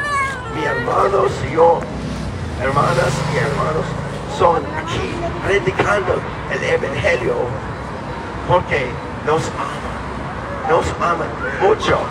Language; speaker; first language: Spanish; non-native, learner; English